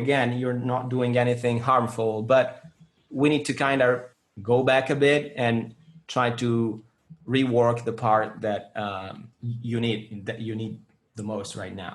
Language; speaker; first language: English; non-native, fluent; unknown